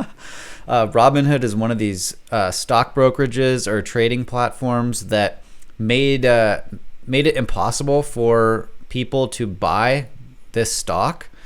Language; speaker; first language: English; native; English